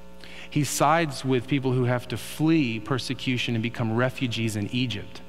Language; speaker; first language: English; native; English